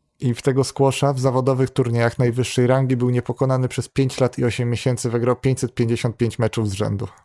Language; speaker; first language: Polish; native; Polish